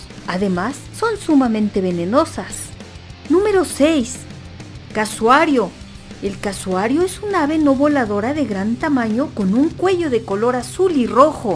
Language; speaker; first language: Spanish; native; Spanish